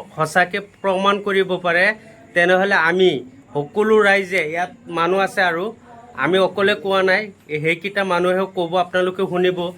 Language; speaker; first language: Assamese; non-native, local second language; Bangla